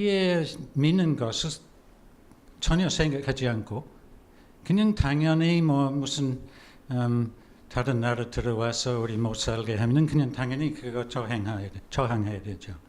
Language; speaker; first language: Korean; non-native, fluent; English